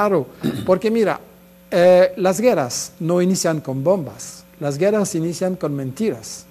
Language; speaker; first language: Spanish; non-native, fluent; French